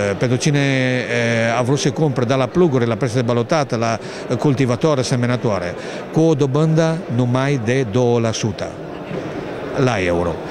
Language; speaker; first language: Romanian; non-native, fluent; Italian